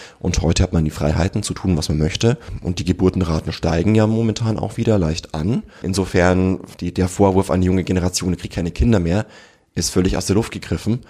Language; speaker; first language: German; native; German